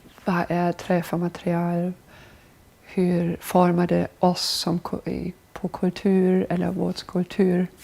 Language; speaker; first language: Swedish; non-native, fluent; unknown